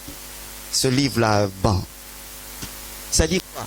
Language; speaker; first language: French; non-native, local second language; Lingala